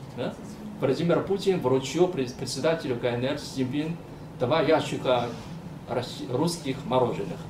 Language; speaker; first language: Russian; non-native, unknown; Chinese